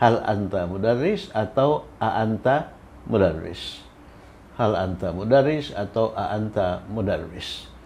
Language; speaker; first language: Arabic; non-native, fluent; Indonesian